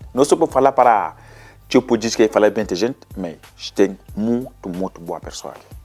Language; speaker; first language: Portuguese; non-native, learner; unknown